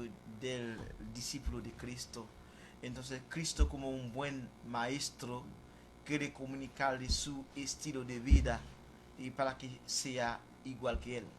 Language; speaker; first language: Spanish; non-native, fluent; Haitian Creole